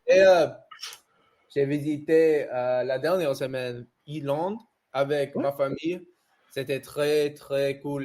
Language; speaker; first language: French; non-native, learner; English